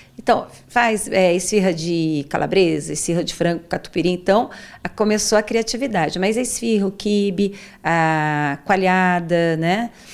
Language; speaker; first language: Portuguese; early bilingual, other home language; Arabic